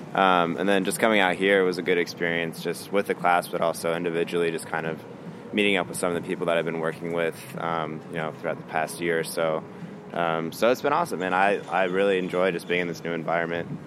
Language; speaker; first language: English; native; English